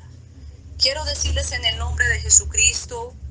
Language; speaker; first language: Spanish; native; Spanish